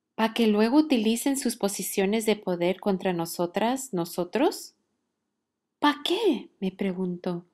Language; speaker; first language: Spanish; early bilingual, other home language; English